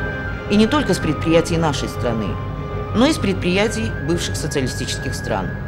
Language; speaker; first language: Russian; native; Russian